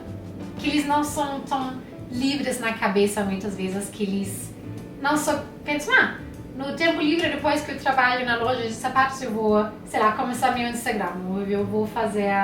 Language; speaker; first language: Portuguese; non-native, fluent; German